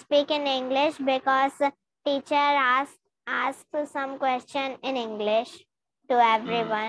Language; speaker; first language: English; non-native, learner; Hindi